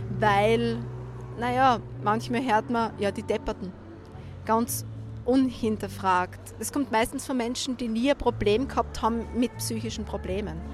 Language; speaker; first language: German; native; German